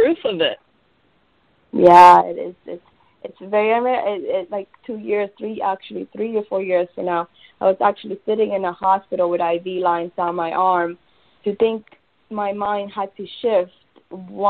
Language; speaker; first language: English; early bilingual, other home language; Spanish